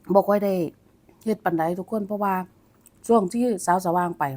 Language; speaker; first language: Thai; native; Thai